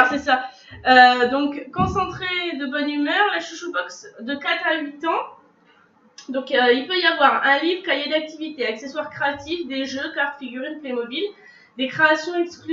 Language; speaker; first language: French; native; French